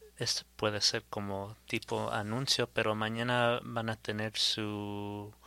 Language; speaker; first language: Spanish; early bilingual, heritage; Spanish